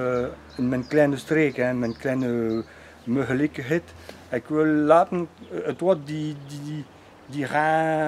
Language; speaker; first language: Dutch; non-native, local second language; French